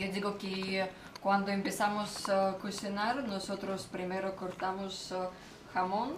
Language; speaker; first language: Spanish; non-native, learner; Russian